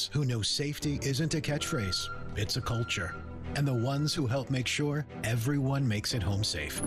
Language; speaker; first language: English; native; English